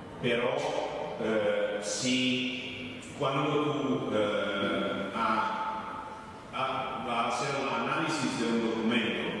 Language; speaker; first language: Spanish; non-native, fluent; Italian